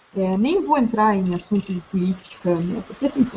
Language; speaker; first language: Portuguese; native; Portuguese